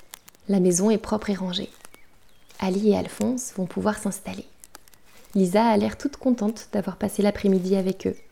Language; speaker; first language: French; native; French